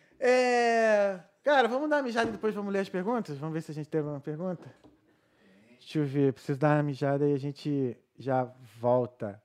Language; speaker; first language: Portuguese; native; Portuguese